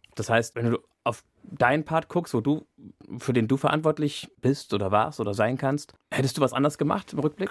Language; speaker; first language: German; native; German